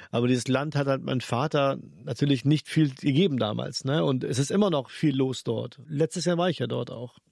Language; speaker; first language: German; early bilingual, other home language; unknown